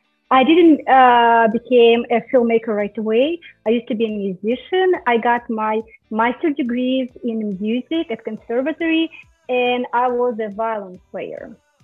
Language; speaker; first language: English; non-native, fluent; Russian